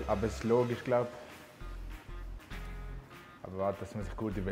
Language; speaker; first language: German; native; German